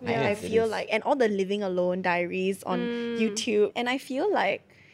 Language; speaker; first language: English; native; English